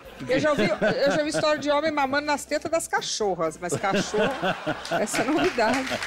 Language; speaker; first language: Portuguese; native; Portuguese